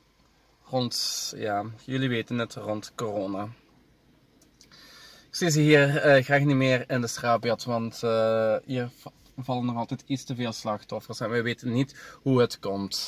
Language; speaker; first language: Dutch; native; Dutch